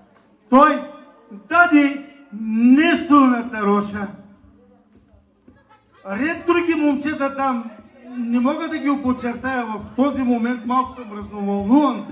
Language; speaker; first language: Bulgarian; non-native, local second language; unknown